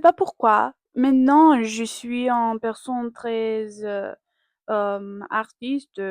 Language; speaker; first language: French; non-native, learner; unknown